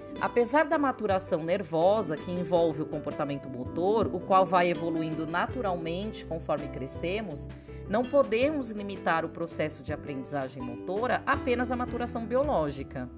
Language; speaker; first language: Portuguese; native; Portuguese